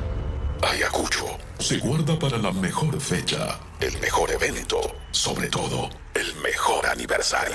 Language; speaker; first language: Spanish; native; Spanish